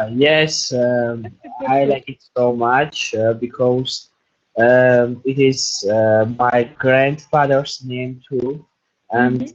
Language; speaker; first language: English; non-native, learner; Armenian